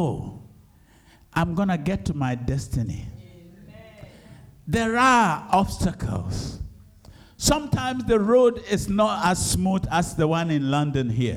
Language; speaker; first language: English; non-native, local second language; Akan